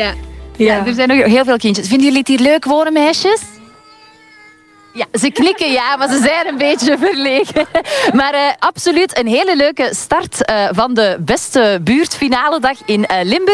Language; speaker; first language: Dutch; native; Dutch